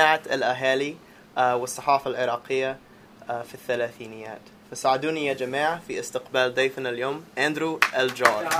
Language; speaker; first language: Arabic; non-native, fluent; English